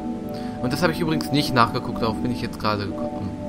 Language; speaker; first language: German; native; German